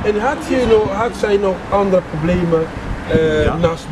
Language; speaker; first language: Dutch; non-native, fluent; French